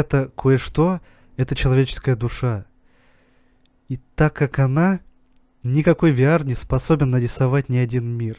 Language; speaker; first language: Russian; native; Russian